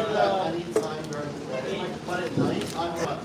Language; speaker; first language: English; native; English